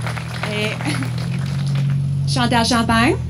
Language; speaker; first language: French; non-native, learner; English